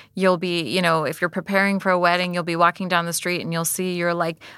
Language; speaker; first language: English; native; English